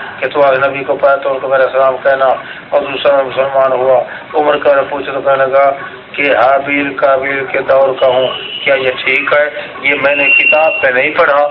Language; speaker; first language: Urdu; non-native, local second language; Saraiki